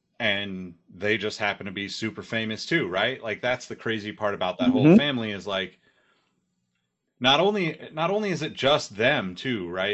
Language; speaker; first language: English; native; English